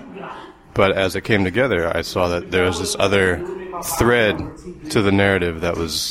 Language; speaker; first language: English; native; English